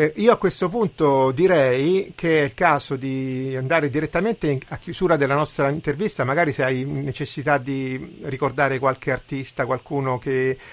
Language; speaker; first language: Italian; native; Italian